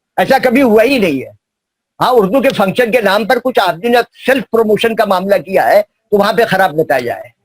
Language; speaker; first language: Urdu; native; Urdu